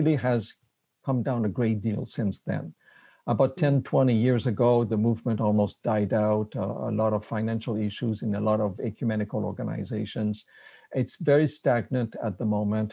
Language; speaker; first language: English; non-native, fluent; French